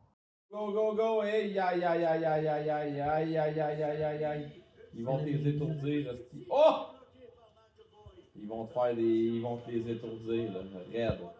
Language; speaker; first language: French; native; French